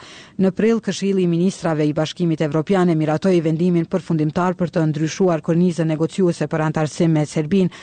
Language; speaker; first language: Albanian; native; Albanian